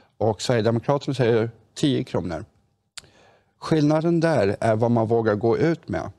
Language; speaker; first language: Swedish; native; Swedish